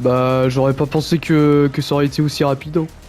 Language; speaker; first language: French; native; French